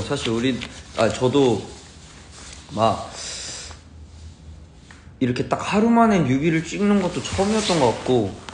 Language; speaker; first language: Korean; early bilingual, heritage; Korean